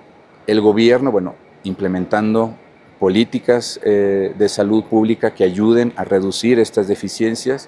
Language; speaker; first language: Spanish; native; Spanish